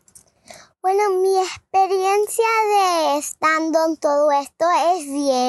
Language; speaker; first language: Spanish; early bilingual, heritage; Spanish